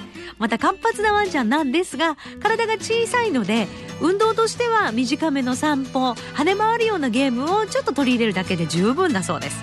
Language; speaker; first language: Japanese; native; Japanese